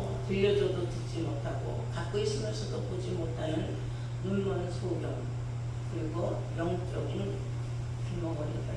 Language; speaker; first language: Korean; native; Korean